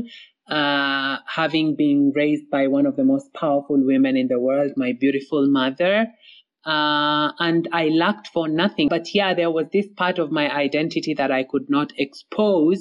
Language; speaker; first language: English; non-native, local second language; Somali